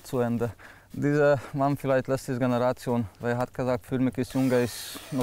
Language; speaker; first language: German; non-native, learner; Hungarian